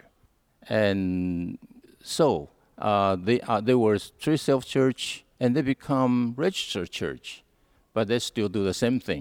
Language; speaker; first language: English; non-native, learner; Hakka Chinese